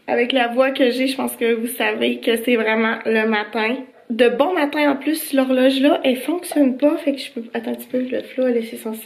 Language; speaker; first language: French; native; French